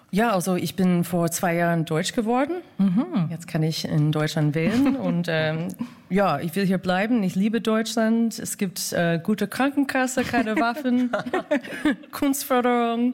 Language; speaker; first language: German; non-native, fluent; English